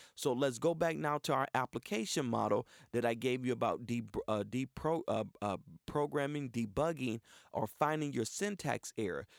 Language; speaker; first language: English; native; English